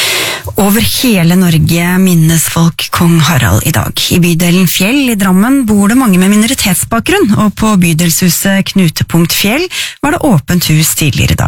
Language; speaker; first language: Norwegian; native; Norwegian